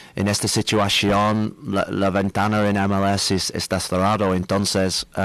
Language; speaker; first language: Spanish; non-native, fluent; English